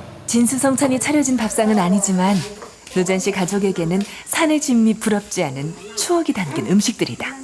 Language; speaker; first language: Korean; native; Korean